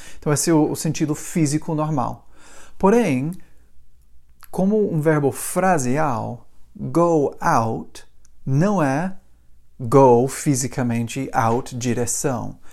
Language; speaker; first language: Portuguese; non-native, fluent; English